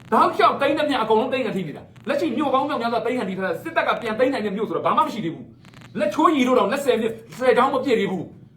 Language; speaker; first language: Burmese; non-native, local second language; Shwe Palaung